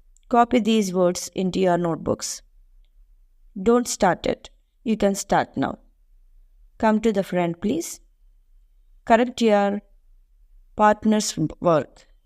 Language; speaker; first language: English; non-native, local second language; Telugu